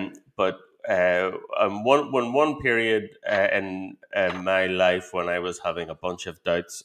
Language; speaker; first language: English; native; English